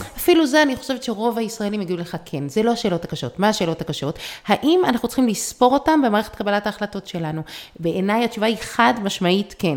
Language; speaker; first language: Hebrew; native; Hebrew